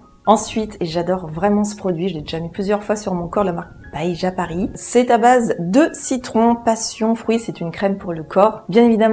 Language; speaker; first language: French; native; French